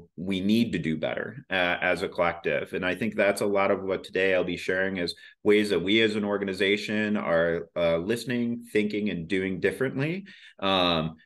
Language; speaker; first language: English; native; English